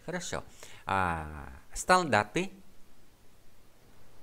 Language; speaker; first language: Russian; non-native, fluent; Vietnamese